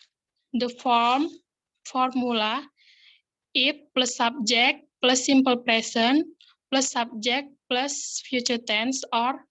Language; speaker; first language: English; non-native, learner; Indonesian